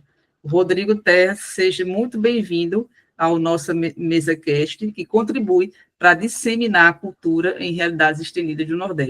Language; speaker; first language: Portuguese; native; Portuguese